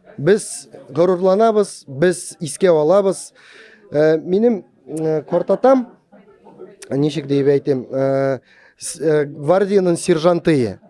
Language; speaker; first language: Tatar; native; Tatar